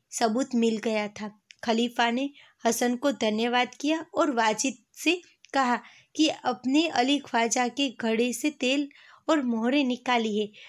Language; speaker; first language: Hindi; non-native, local second language; Gujarati